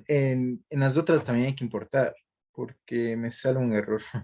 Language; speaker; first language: Spanish; native; Spanish